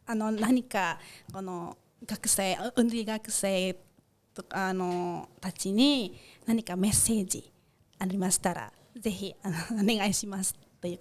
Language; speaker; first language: Japanese; non-native, fluent; Indonesian